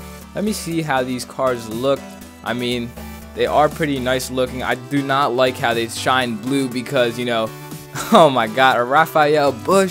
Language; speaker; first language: English; native; English